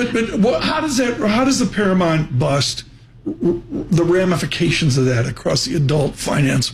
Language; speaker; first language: English; native; English